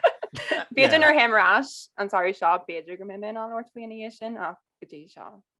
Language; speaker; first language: Irish; non-native, local second language; English